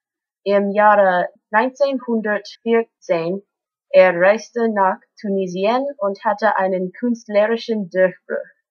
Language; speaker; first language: German; non-native, learner; English